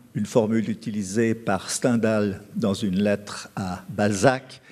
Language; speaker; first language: French; native; French